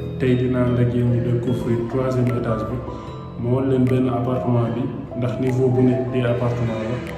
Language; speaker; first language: Wolof; non-native, local second language; Fula